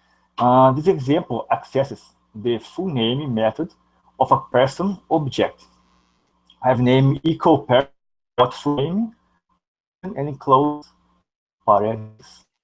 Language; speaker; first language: English; non-native, learner; Portuguese